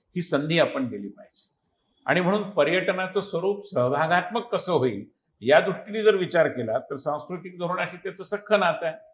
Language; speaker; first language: Marathi; native; Marathi